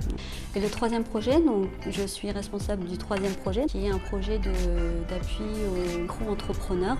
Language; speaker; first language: French; early bilingual, other home language; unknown